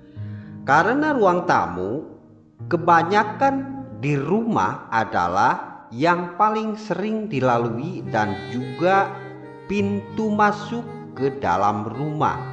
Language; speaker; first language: Indonesian; native; Indonesian